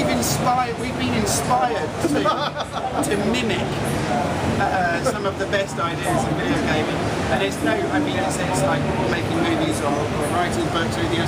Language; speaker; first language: English; native; English